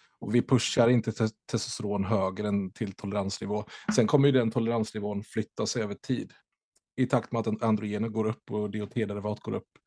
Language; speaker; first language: Swedish; native; Swedish